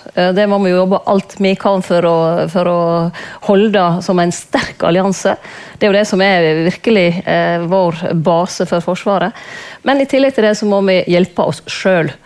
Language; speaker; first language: Norwegian; native; Norwegian